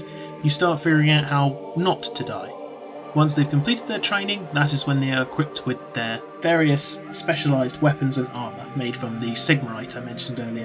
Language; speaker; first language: English; native; English